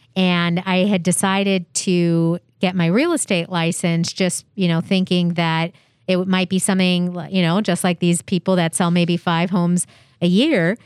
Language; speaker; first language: English; native; English